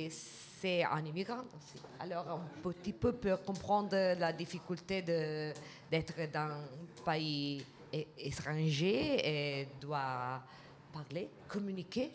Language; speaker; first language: French; non-native, learner; Italian